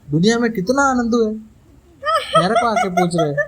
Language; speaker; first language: Hindi; non-native, learner; Bangla